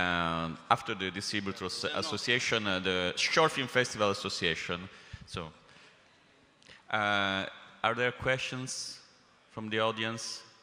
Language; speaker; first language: English; non-native, fluent; Italian